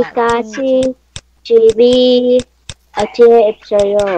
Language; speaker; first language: Korean; non-native, learner; Vietnamese